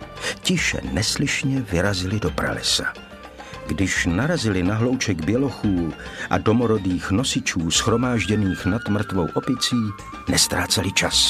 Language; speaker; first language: Czech; native; Czech